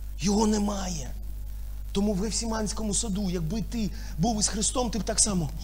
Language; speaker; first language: Ukrainian; non-native, local second language; Russian